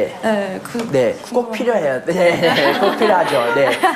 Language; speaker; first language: Korean; early bilingual, heritage; English